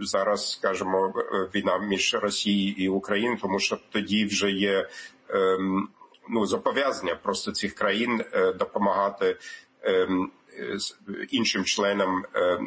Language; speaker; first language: Ukrainian; non-native, fluent; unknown